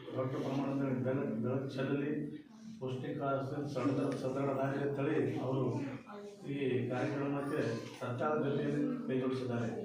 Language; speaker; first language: Kannada; non-native, local second language; Lambadi